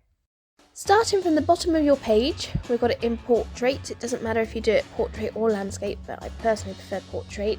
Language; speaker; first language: English; native; English